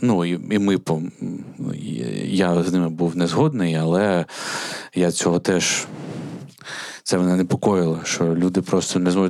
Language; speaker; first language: Ukrainian; native; Ukrainian